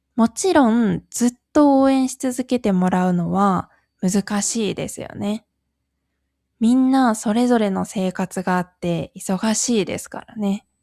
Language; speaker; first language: Japanese; native; Japanese